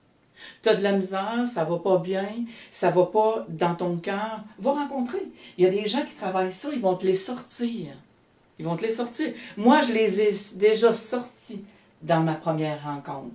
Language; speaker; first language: French; native; French